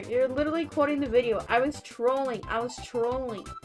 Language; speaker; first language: English; native; English